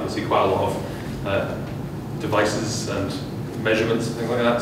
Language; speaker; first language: English; native; English